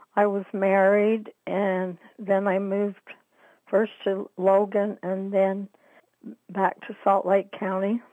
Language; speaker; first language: English; native; English